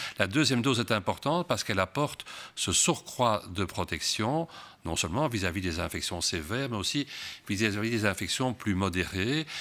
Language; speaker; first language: French; native; French